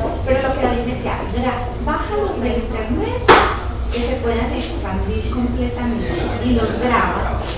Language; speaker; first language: Spanish; native; Spanish